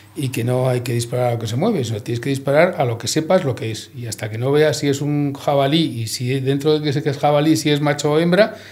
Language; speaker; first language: Spanish; native; Spanish